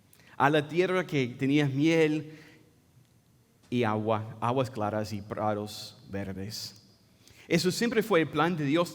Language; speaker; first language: Spanish; non-native, fluent; English